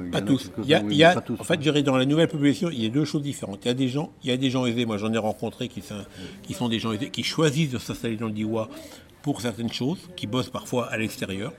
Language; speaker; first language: French; native; French